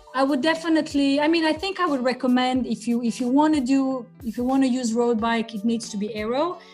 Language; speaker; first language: English; non-native, fluent; Croatian